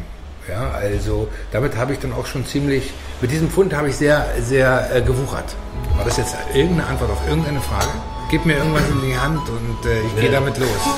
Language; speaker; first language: German; native; German